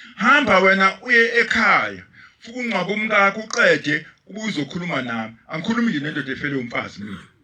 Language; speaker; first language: Zulu; native; Zulu